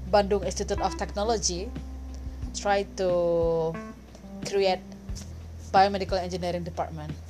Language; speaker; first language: English; non-native, fluent; Indonesian